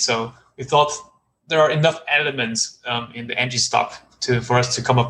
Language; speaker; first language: English; non-native, local second language; Cantonese